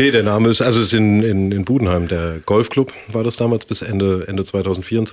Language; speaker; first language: German; native; German